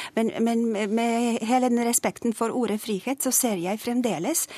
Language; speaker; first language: Norwegian; non-native, fluent; Polish